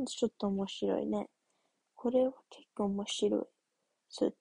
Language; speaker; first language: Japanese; early bilingual, heritage; English